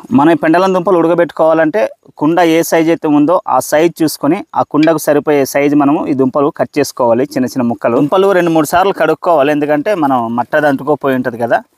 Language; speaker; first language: Telugu; non-native, local second language; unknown